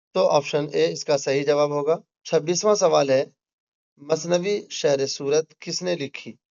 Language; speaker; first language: Urdu; native; Urdu